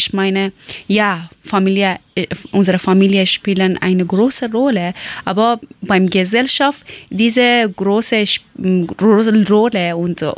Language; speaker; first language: German; non-native, learner; Persian